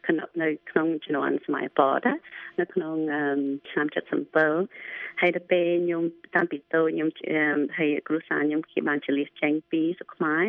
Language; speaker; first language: Khmer; early bilingual, heritage; Khmer